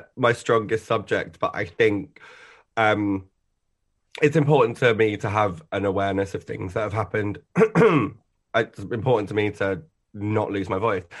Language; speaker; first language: English; native; English